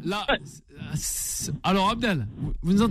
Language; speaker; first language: French; native; French